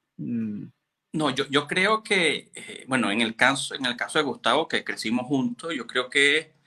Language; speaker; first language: Spanish; native; Spanish